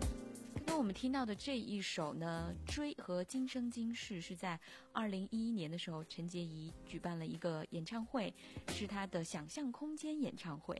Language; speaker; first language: Chinese; native; Chinese